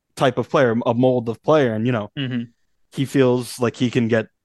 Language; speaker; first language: English; native; English